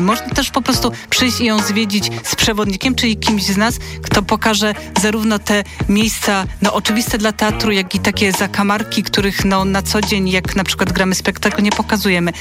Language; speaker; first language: Polish; native; Polish